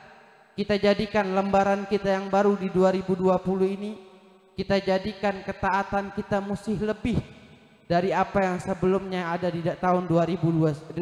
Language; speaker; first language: Indonesian; native; Indonesian